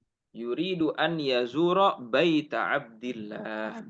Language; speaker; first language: Arabic; non-native, fluent; Indonesian